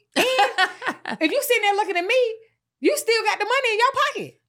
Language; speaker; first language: English; native; English